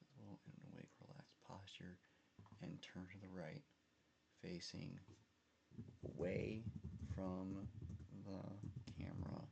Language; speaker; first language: English; native; English